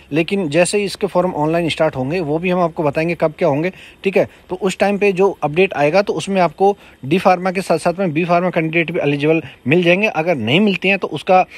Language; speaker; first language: Hindi; native; Hindi